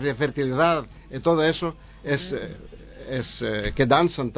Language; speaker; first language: Spanish; non-native, learner; Greek